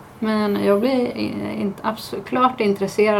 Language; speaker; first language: Swedish; native; Swedish